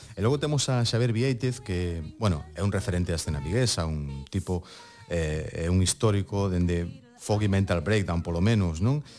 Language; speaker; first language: Galician; native; Galician